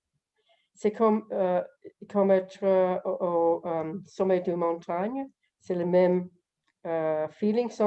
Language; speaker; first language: French; non-native, learner; English